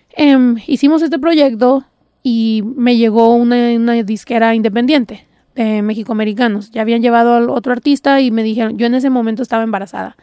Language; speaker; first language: Spanish; early bilingual, heritage; Spanish